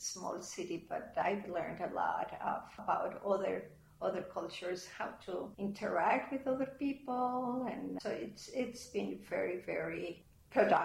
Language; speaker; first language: English; non-native, fluent; Spanish